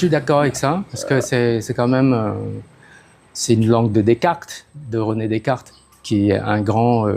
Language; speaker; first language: French; non-native, fluent; Khmer